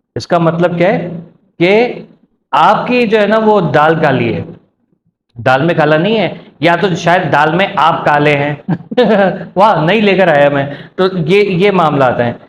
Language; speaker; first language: Urdu; native; Urdu